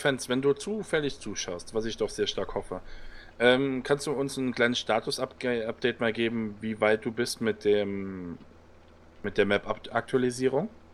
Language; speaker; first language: German; native; German